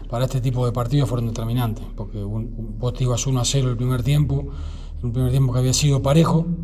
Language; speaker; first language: Spanish; native; Spanish